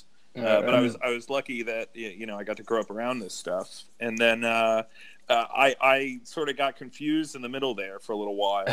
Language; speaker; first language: English; native; English